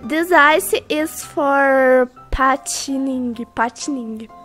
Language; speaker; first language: English; non-native, learner; Portuguese